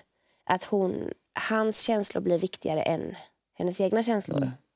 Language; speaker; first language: Swedish; native; Swedish